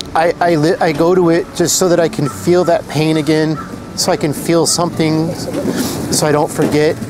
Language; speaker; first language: English; early bilingual, other home language; Spanish